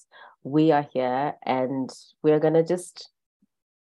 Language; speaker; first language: English; non-native, local second language; Xhosa